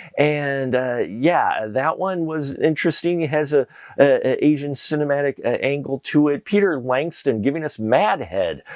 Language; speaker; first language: English; native; English